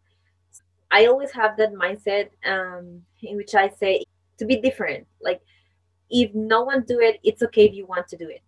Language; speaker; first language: English; non-native, fluent; Spanish